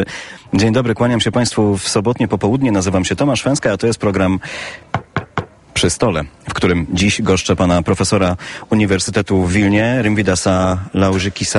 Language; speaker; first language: Polish; native; Polish